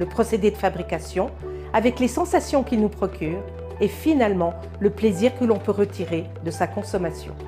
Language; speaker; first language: French; native; French